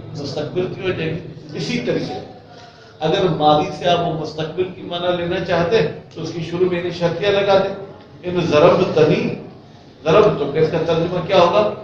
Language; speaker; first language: Urdu; non-native, local second language; Sindhi